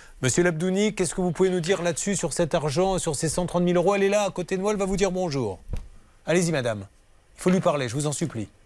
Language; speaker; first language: French; native; French